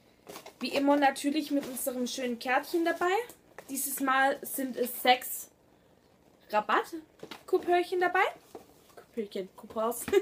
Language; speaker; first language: German; native; German